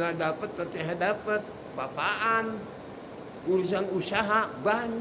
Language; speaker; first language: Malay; non-native, local second language; Sundanese